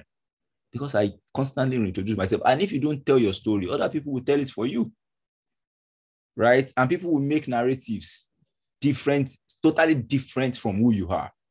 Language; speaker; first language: English; non-native, local second language; Yoruba